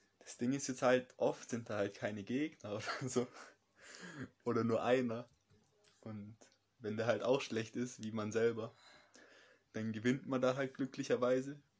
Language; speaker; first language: German; native; German